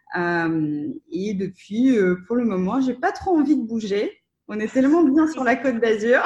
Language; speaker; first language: French; non-native, fluent; Russian